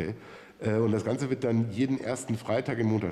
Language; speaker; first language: German; native; German